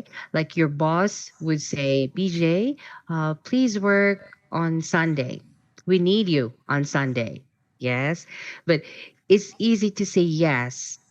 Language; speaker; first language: English; non-native, fluent; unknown